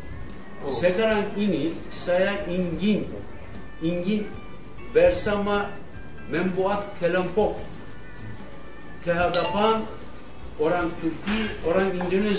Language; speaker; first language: Indonesian; non-native, learner; Turkish